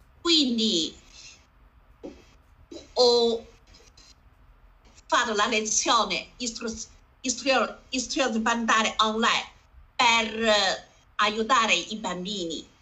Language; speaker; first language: Italian; non-native, learner; Chinese